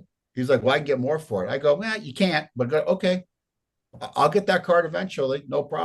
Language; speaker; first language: English; native; English